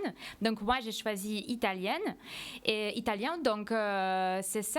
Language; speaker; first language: French; non-native, fluent; Polish